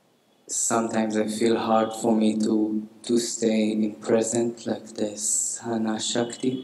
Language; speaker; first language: English; non-native, learner; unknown